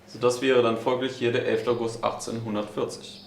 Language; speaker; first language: German; native; German